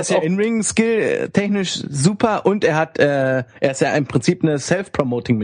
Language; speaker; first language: German; native; German